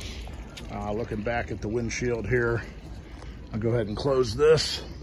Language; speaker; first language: English; native; English